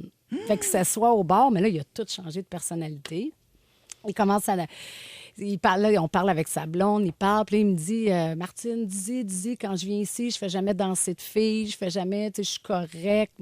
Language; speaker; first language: French; native; French